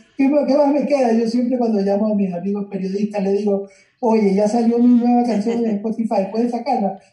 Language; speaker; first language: Spanish; native; Spanish